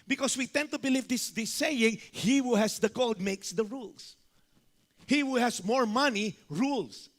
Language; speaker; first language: English; non-native, local second language; Filipino